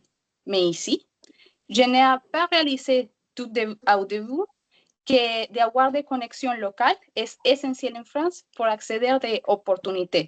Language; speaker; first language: French; non-native, learner; Spanish